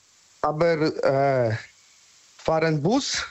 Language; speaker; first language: German; non-native, learner; Polish